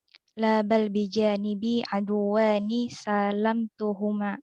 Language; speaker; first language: Arabic; non-native, learner; Indonesian